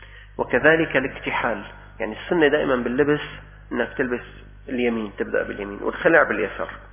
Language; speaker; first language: Arabic; native; Arabic